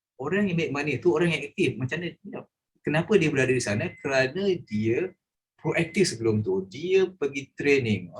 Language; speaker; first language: Malay; native; Malay